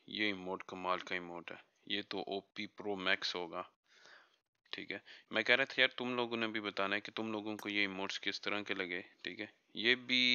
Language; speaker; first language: Urdu; non-native, local second language; Punjabi